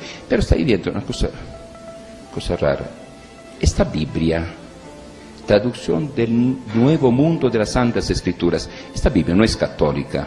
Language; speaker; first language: Spanish; non-native, fluent; Italian